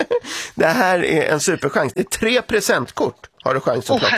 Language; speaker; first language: Swedish; native; Swedish